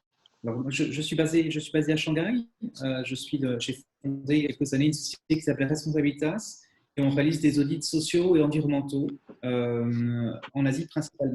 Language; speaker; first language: French; native; French